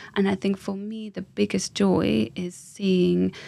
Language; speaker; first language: English; non-native, fluent; Finnish